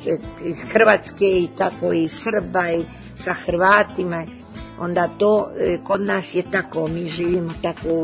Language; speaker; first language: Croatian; early bilingual, heritage; Serbian